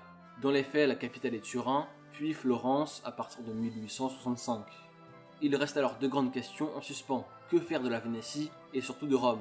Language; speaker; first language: French; native; French